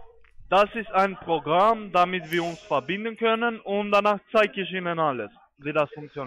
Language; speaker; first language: German; non-native, fluent; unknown